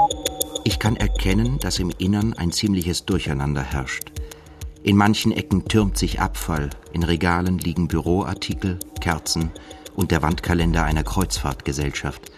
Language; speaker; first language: German; native; German